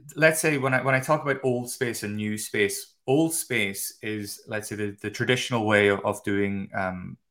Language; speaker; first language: English; native; English